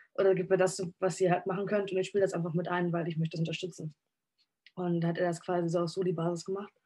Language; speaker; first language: German; native; German